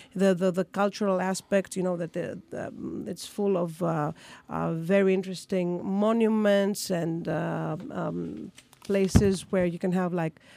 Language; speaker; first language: English; non-native, fluent; Greek